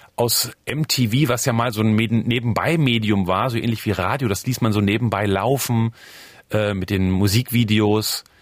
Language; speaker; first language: German; native; German